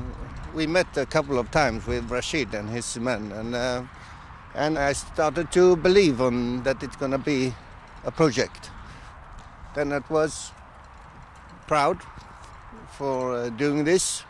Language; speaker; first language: English; non-native, learner; Swedish